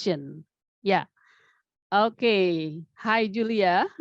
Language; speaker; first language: English; non-native, fluent; Indonesian